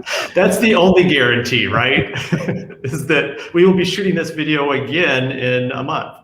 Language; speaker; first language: English; native; English